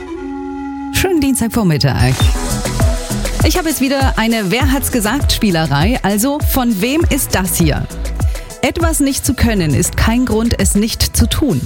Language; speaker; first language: German; native; German